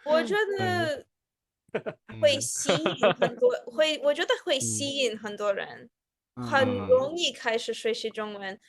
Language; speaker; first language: Chinese; non-native, fluent; Russian